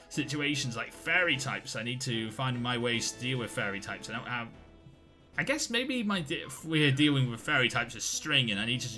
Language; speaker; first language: English; native; English